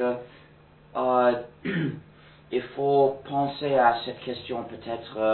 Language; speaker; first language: French; non-native, fluent; English